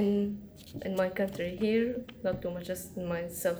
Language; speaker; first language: English; non-native, learner; Arabic